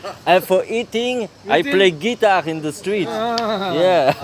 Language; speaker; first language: English; non-native, learner; French